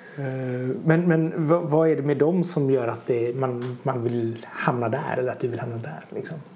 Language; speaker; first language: Swedish; native; Swedish